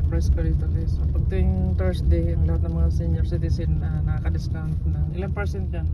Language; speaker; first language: Filipino; native; Filipino